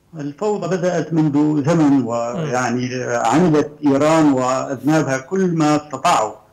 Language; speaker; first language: Arabic; native; Arabic